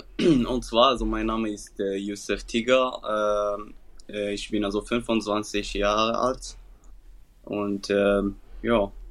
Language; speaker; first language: German; non-native, learner; Arabic